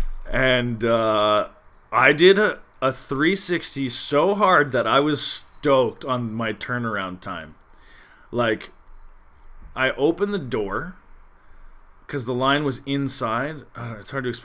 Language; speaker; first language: English; native; English